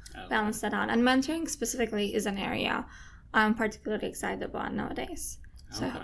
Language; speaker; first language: English; non-native, fluent; Turkish